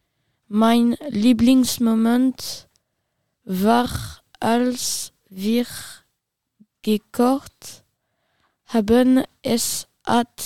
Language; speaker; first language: German; non-native, learner; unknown